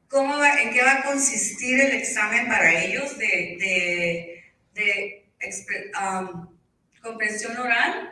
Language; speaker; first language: Spanish; early bilingual, heritage; Spanish